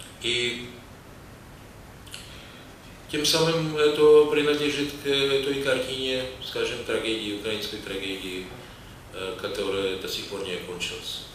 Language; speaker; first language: Russian; non-native, fluent; Czech